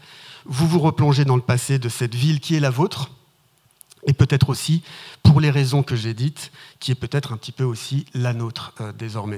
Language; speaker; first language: French; native; French